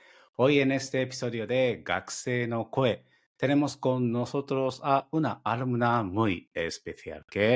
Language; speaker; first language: Spanish; non-native, fluent; Japanese